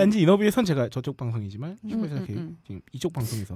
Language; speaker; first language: Korean; native; Korean